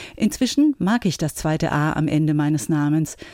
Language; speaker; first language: German; native; German